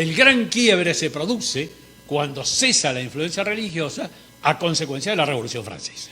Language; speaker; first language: Spanish; native; Spanish